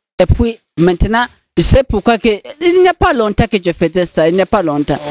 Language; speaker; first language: French; non-native, local second language; Rundi